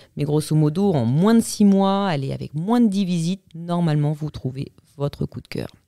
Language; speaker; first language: French; native; French